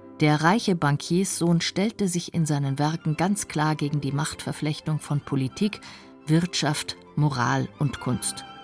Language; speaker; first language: German; native; German